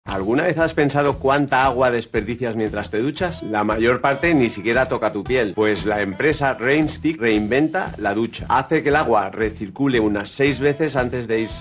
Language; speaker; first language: Spanish; native; Spanish